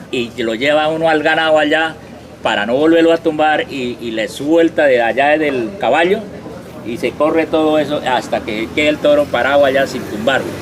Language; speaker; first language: Spanish; native; Spanish